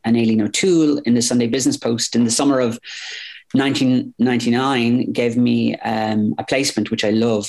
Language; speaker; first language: English; native; English